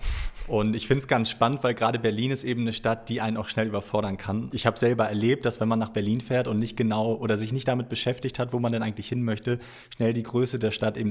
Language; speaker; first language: German; native; German